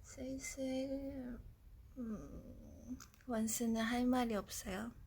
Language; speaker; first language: Korean; non-native, fluent; Japanese